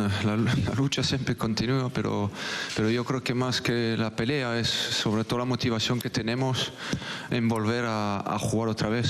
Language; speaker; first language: Spanish; non-native, local second language; French